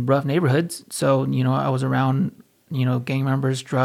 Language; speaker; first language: English; native; English